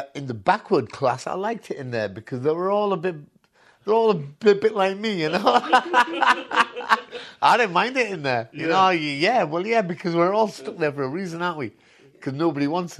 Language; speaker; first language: English; non-native, local second language; Punjabi